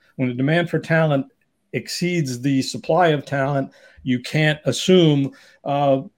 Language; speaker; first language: English; native; English